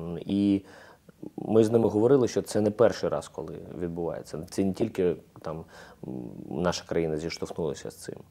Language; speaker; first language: Ukrainian; non-native, local second language; Russian